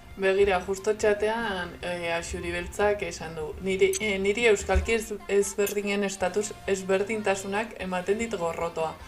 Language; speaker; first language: Basque; non-native, local second language; Spanish